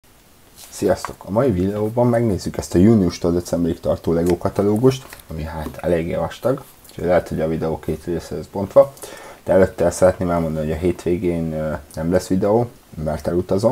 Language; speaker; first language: Hungarian; native; Hungarian